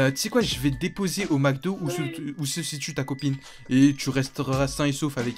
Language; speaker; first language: French; native; French